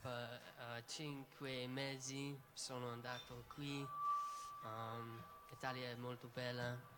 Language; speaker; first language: Italian; non-native, learner; English